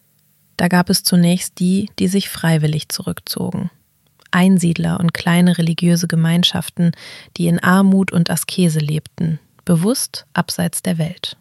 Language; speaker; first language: German; native; German